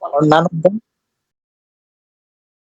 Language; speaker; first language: English; non-native, learner; Bangla